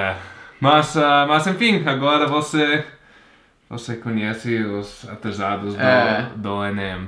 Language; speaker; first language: Portuguese; non-native, fluent; English